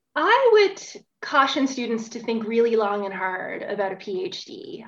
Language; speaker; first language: English; native; English